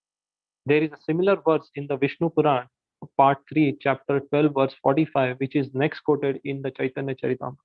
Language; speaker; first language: English; non-native, local second language; Hindi